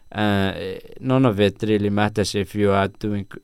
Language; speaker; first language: English; non-native, fluent; Icelandic